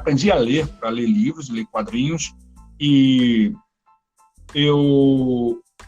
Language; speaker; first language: Portuguese; native; Portuguese